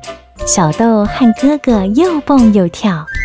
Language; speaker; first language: Chinese; native; Chinese